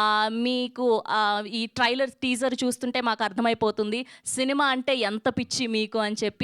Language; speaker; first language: Telugu; native; Telugu